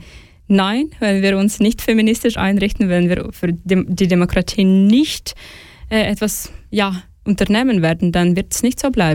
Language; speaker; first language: German; non-native, fluent; Ukrainian